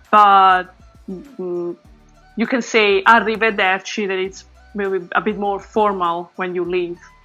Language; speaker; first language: English; non-native, fluent; Italian